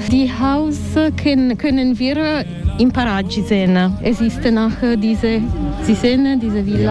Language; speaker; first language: German; non-native, learner; Italian